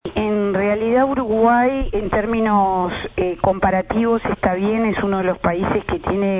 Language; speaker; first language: Spanish; native; Spanish